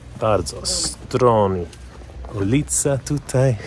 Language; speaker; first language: Polish; non-native, learner; English